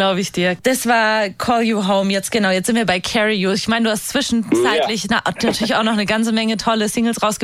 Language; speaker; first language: German; native; German